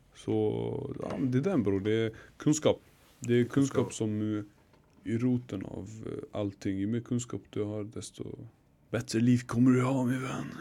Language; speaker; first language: Swedish; early bilingual, other home language; Arabic